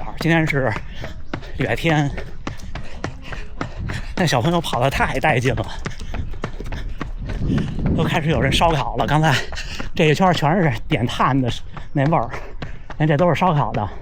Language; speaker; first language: Chinese; native; Chinese